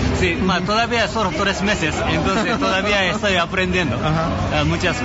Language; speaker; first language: Spanish; non-native, learner; Japanese